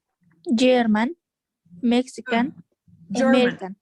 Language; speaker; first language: English; non-native, learner; Kyrgyz